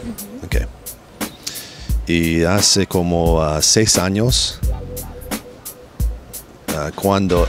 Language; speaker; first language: Spanish; non-native, learner; English